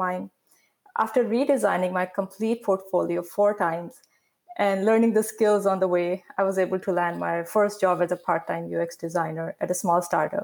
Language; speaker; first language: English; non-native, local second language; Urdu